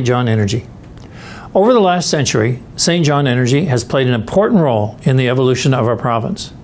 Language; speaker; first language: English; native; English